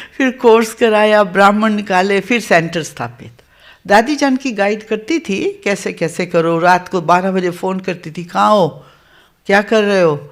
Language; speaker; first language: Hindi; non-native, local second language; Gujarati